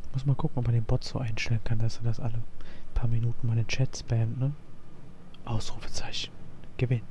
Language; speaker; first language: German; native; German